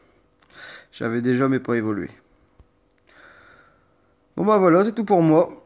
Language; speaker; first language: French; native; French